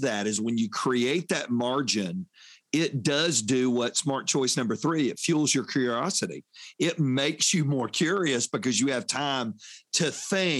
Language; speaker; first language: English; native; English